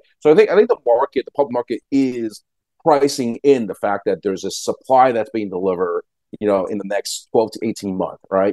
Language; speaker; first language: English; native; English